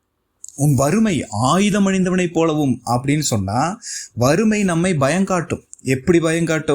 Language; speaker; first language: Tamil; native; Tamil